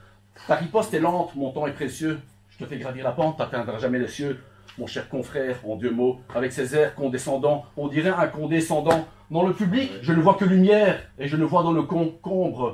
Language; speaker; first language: French; early bilingual, other home language; Turkish